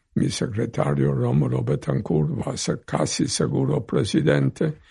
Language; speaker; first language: Spanish; non-native, fluent; Polish